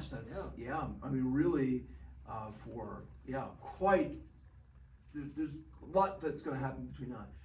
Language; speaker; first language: English; native; English